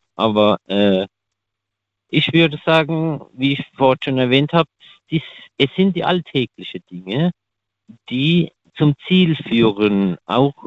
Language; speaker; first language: German; native; German